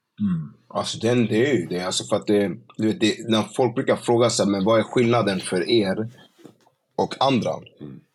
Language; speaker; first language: Swedish; early bilingual, other home language; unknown